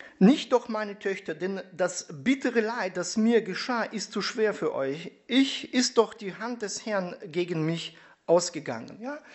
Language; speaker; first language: German; non-native, fluent; Russian